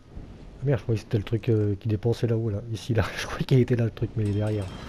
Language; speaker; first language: French; native; French